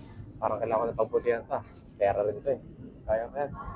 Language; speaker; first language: Filipino; native; Filipino